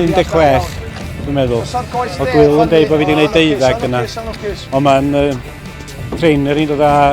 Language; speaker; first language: Welsh; native; Welsh